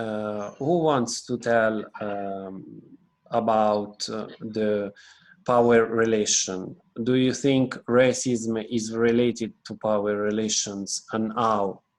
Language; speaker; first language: English; non-native, fluent; Italian